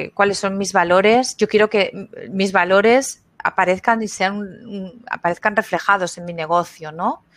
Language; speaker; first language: Spanish; native; Spanish